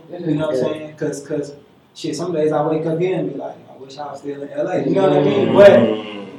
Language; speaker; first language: English; native; English